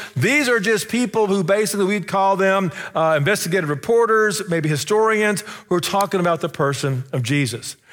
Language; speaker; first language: English; native; English